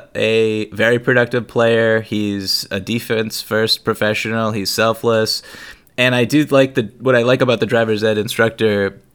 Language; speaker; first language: English; native; English